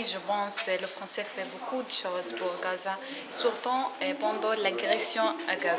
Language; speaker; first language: French; non-native, learner; Arabic